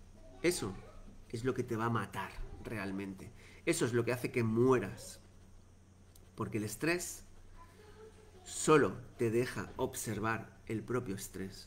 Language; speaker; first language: Spanish; native; Spanish